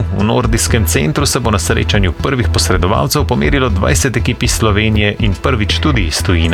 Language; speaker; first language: Slovenian; native; Slovenian